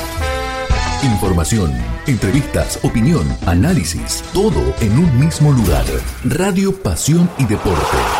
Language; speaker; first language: Spanish; native; Spanish